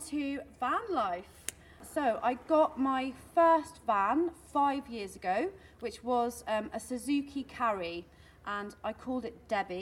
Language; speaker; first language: English; native; English